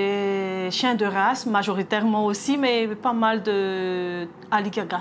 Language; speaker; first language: French; non-native, local second language; Malagasy